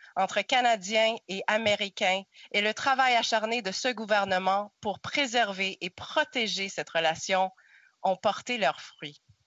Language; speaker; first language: French; non-native, local second language; English